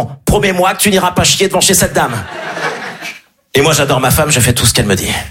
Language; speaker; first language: French; native; French